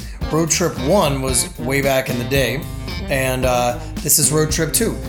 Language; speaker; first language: English; native; English